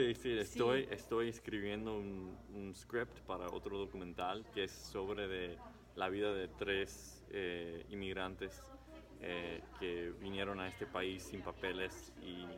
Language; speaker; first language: Spanish; early bilingual, heritage; English